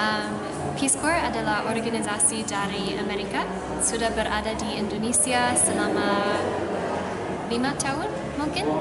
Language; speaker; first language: Indonesian; non-native, learner; English